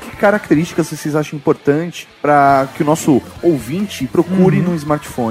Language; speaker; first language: Portuguese; native; Portuguese